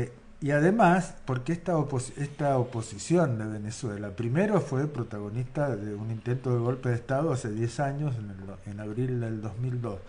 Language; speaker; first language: Spanish; native; Spanish